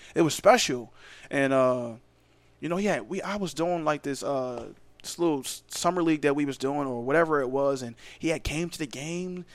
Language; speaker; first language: English; native; English